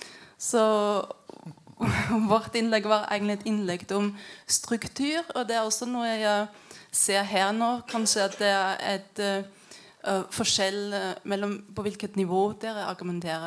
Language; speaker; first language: Norwegian; non-native, fluent; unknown